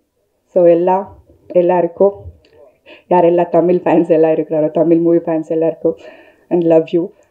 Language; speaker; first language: Tamil; native; Tamil